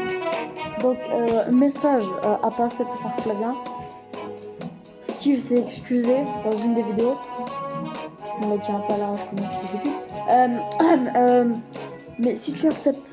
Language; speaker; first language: French; native; French